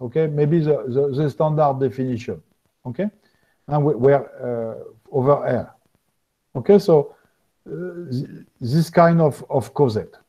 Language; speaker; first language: English; non-native, fluent; French